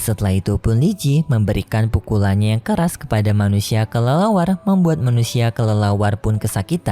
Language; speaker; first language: Indonesian; native; Indonesian